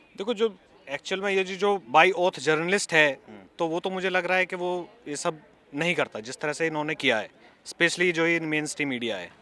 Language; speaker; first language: Hindi; native; Hindi